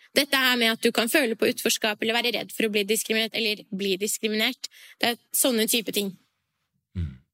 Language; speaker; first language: Norwegian; early bilingual, other home language; Persian